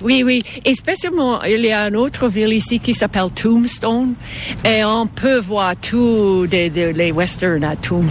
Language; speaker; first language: French; non-native, fluent; English